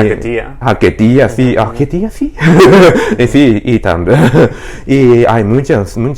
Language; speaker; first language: Spanish; non-native, learner; Japanese